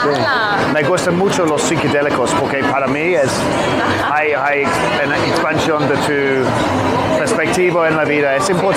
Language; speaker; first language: Spanish; non-native, learner; English